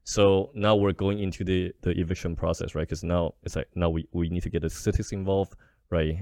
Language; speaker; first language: English; non-native, fluent; Chinese